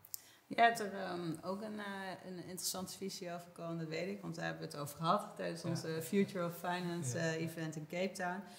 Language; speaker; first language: Dutch; native; Dutch